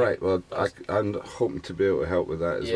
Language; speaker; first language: English; native; English